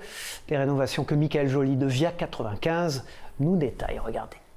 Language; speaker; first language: French; native; French